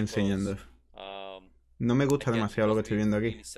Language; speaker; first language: Spanish; native; Spanish